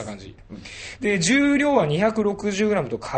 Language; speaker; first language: Japanese; native; Japanese